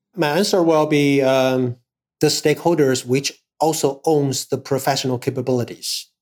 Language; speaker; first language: English; non-native, fluent; Chinese